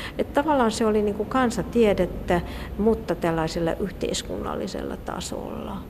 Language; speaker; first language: Finnish; non-native, fluent; Hungarian